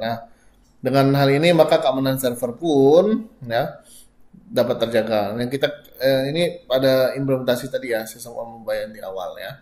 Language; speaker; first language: Indonesian; native; Indonesian